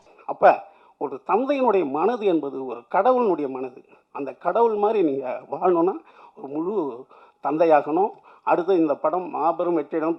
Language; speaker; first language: Tamil; native; Tamil